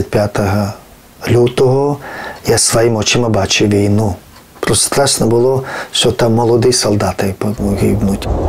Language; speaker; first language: Ukrainian; non-native, fluent; Georgian